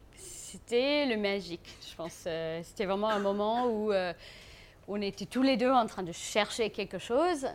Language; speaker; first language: French; non-native, fluent; English